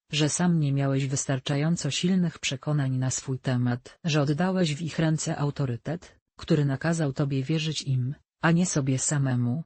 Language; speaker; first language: Polish; native; Polish